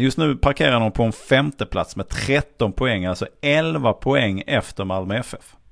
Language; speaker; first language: Swedish; native; Swedish